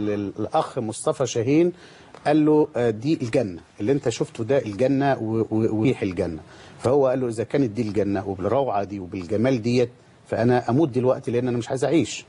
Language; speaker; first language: Arabic; native; Arabic